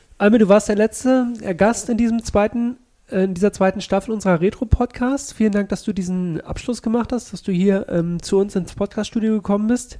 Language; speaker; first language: German; native; German